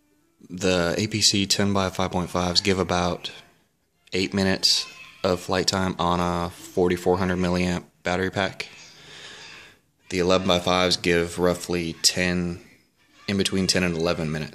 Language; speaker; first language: English; native; English